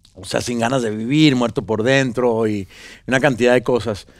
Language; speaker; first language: Spanish; native; Spanish